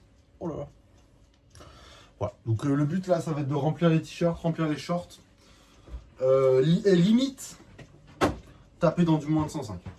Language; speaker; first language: French; native; French